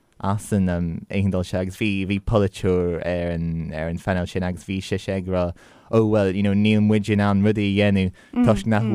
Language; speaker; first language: Irish; non-native, local second language; English